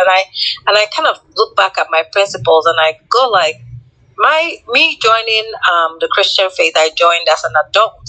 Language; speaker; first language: English; non-native, local second language; Igbo